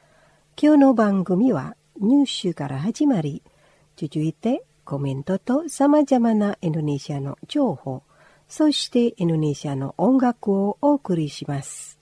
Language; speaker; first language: Japanese; non-native, fluent; Indonesian